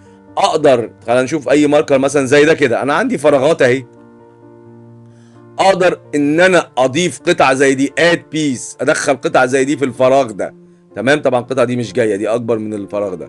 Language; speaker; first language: Arabic; native; Arabic